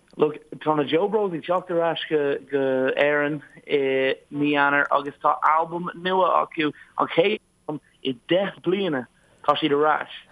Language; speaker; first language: Irish; non-native, local second language; English